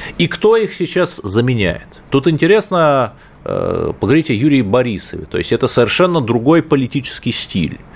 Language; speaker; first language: Russian; native; Russian